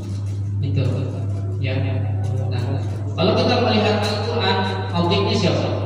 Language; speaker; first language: Indonesian; native; Indonesian